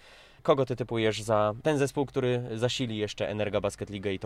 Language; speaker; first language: Polish; native; Polish